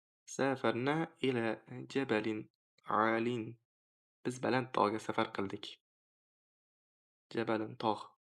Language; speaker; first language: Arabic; non-native, fluent; Uzbek